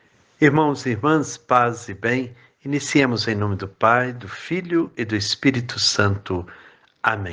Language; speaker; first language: Portuguese; native; Portuguese